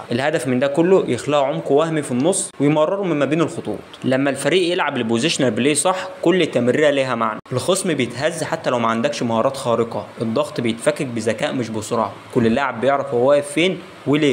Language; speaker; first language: Arabic; native; Arabic